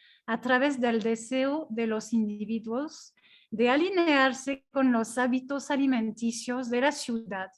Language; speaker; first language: Spanish; non-native, fluent; French